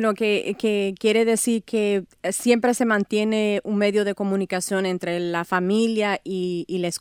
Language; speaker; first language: Spanish; native; Spanish